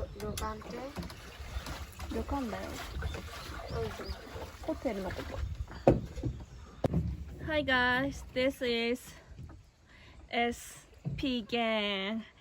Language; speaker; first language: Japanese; non-native, fluent; Korean